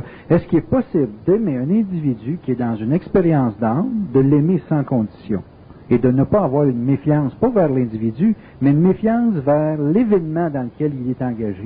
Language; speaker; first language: French; native; French